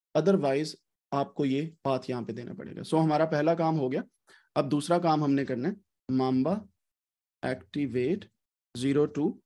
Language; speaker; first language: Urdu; native; Urdu